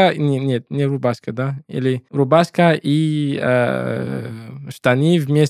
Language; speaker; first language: Russian; non-native, learner; English